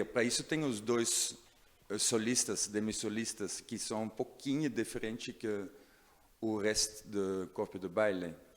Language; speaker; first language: Portuguese; non-native, learner; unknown